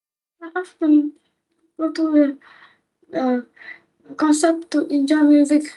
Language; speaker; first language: English; non-native, learner; Vietnamese